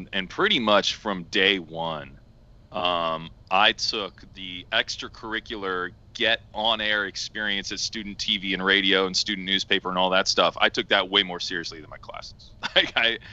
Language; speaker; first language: English; native; English